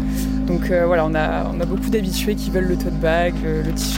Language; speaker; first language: French; native; French